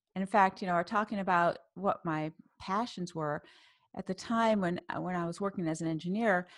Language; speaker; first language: English; native; English